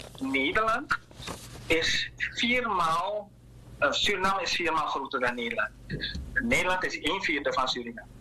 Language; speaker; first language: Dutch; native; Dutch